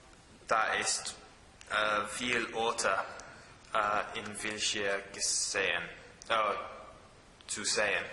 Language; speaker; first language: German; non-native, learner; English